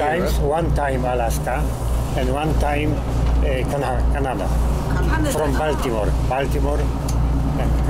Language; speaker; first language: English; non-native, learner; Polish